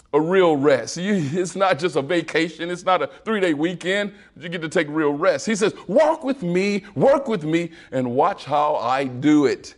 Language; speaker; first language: English; native; English